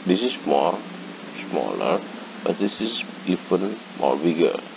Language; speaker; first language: English; non-native, learner; Indonesian